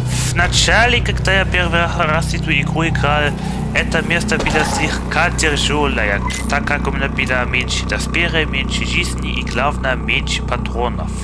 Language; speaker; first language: Russian; early bilingual, heritage; Russian